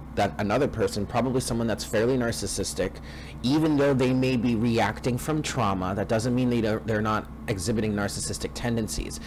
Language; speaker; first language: English; native; English